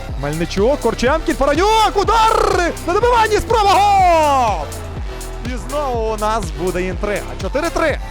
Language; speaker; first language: Ukrainian; native; Ukrainian